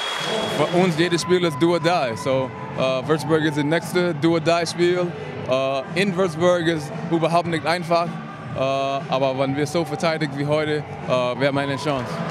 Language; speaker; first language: German; non-native, fluent; English